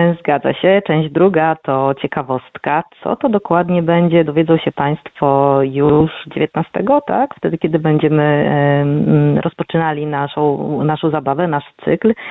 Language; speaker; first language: Polish; native; Polish